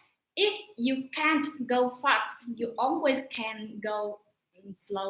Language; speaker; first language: English; non-native, learner; Vietnamese